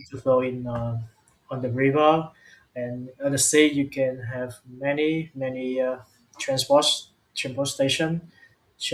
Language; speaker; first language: English; non-native, learner; Vietnamese